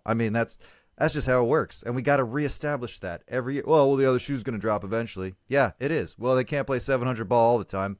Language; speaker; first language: English; native; English